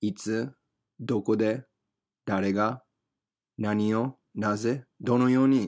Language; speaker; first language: Japanese; non-native, fluent; English